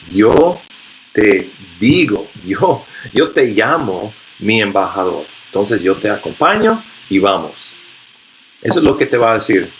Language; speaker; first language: Spanish; non-native, fluent; English